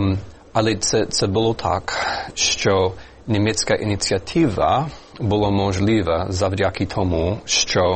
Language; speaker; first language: Ukrainian; non-native, fluent; English